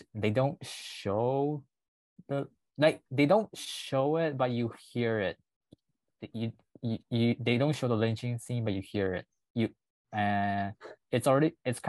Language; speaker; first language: English; non-native, local second language; Chinese